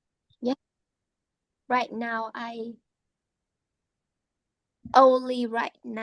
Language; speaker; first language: English; non-native, learner; Vietnamese